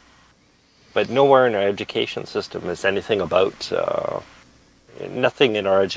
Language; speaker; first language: English; native; English